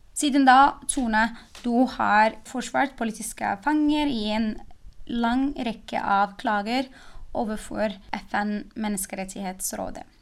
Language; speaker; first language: Norwegian; non-native, fluent; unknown